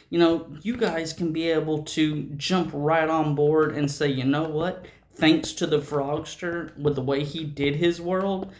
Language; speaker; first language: English; native; English